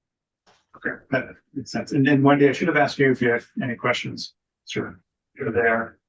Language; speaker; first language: English; native; English